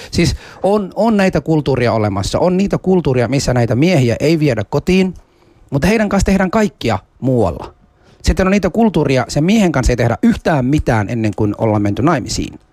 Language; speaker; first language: Finnish; early bilingual, other home language; Somali